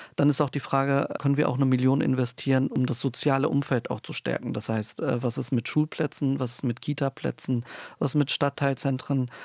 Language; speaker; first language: German; early bilingual, other home language; Turkish